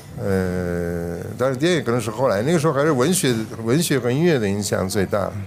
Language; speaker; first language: Chinese; non-native, fluent; Italian